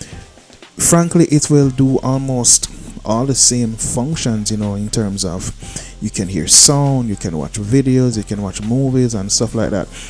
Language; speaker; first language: English; native; English